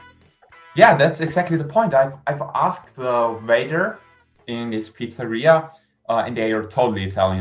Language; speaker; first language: English; non-native, fluent; German